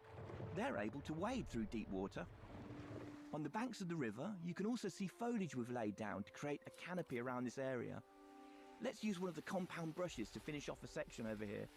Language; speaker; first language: English; native; English